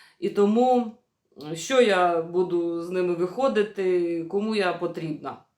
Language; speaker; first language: Ukrainian; non-native, local second language; Russian